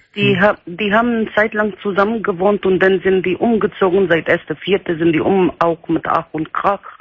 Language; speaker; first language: German; non-native, learner; Kurdish